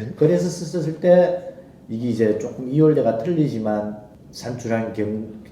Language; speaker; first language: Korean; early bilingual, heritage; Korean